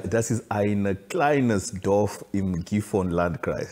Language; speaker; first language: German; non-native, learner; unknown